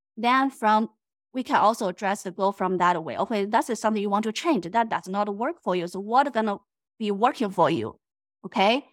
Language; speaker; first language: English; non-native, fluent; Chinese